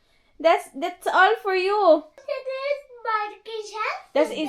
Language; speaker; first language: German; non-native, learner; Cebuano